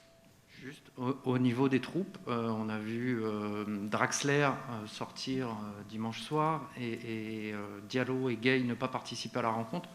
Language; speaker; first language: French; native; French